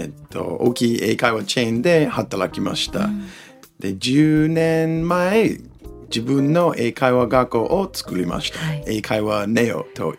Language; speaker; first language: Japanese; non-native, learner; English